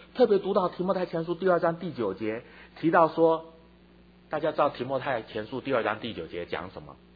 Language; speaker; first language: Chinese; native; Chinese